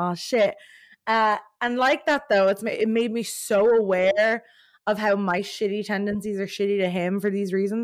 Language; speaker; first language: English; native; English